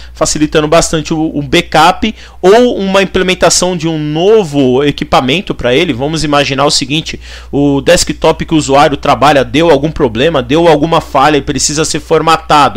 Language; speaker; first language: Portuguese; native; Portuguese